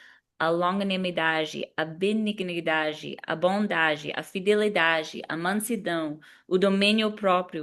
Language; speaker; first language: Portuguese; non-native, fluent; English